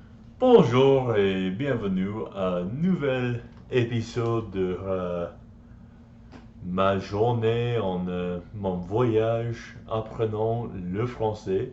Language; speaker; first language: French; non-native, learner; English